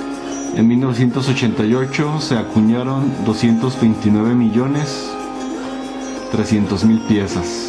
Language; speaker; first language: Spanish; native; Spanish